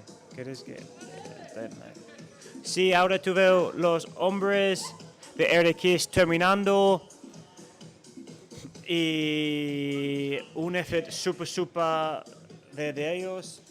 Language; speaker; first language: Spanish; non-native, learner; English